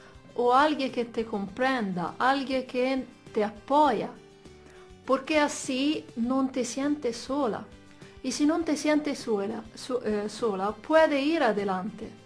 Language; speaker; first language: Spanish; non-native, fluent; Italian